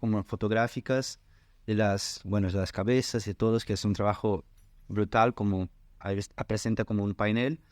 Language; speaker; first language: Spanish; non-native, learner; Portuguese